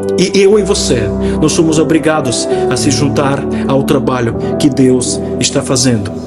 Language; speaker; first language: Portuguese; non-native, fluent; Ukrainian